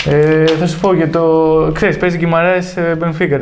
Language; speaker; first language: Greek; native; Greek